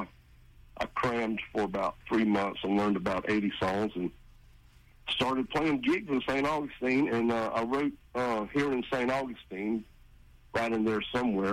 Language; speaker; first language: English; native; English